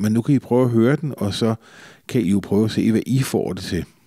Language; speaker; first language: Danish; native; Danish